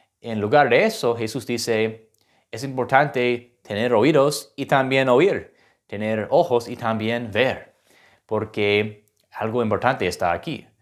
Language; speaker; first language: Spanish; non-native, learner; English